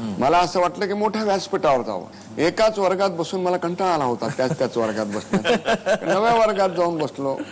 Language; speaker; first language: Marathi; native; Marathi